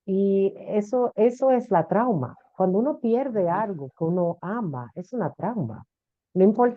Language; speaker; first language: Spanish; early bilingual, heritage; Spanish